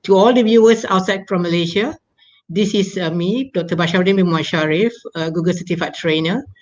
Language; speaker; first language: English; non-native, local second language; Malay